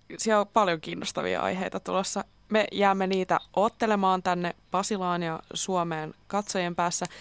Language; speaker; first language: Finnish; native; Finnish